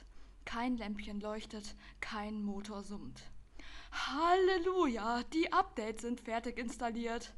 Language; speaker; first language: German; native; German